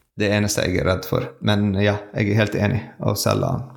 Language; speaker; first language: Norwegian; non-native, learner; French